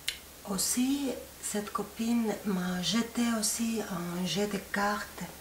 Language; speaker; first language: French; non-native, fluent; Spanish